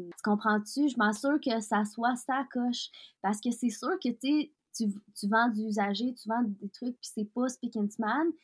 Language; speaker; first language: French; early bilingual, other home language; Russian